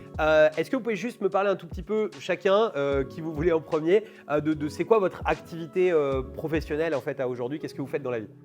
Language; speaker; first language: French; native; French